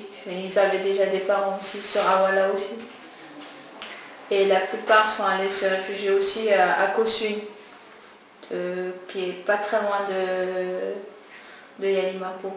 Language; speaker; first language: French; non-native, local second language; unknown